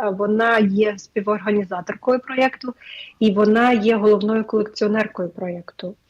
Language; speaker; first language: Ukrainian; native; Ukrainian